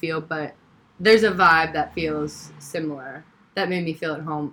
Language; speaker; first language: English; native; English